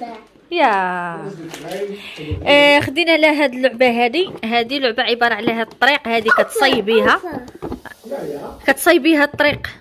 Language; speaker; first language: Arabic; native; Arabic